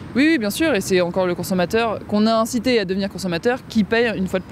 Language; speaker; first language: French; native; French